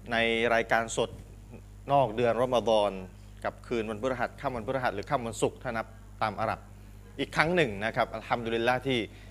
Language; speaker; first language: Thai; native; Thai